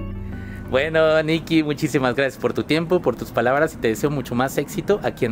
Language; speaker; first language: Spanish; native; Spanish